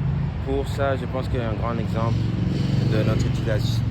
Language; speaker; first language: French; non-native, learner; English